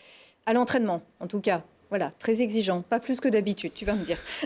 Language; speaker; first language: French; native; French